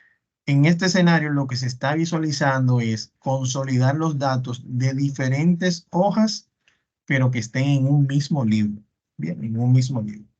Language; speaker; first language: Spanish; native; Spanish